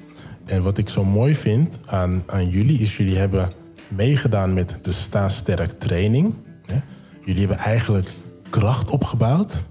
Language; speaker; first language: Dutch; native; Dutch